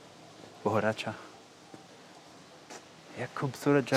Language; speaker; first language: Hindi; non-native, fluent; English